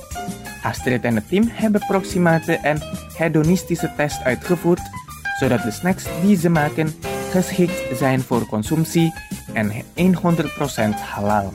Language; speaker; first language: Dutch; non-native, fluent; Indonesian